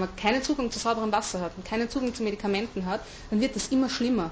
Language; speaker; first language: German; native; German